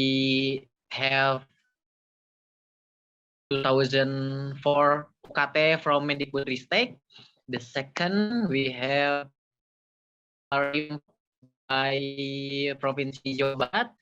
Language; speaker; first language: English; non-native, learner; Indonesian